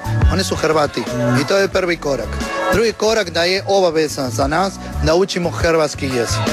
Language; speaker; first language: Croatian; early bilingual, heritage; Croatian